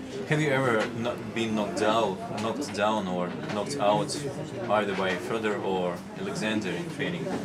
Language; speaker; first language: English; non-native, fluent; Russian